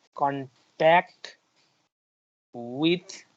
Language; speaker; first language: English; non-native, local second language; Nepali